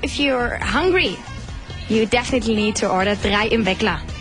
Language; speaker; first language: English; non-native, fluent; German